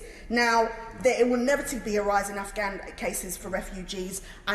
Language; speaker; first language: English; native; English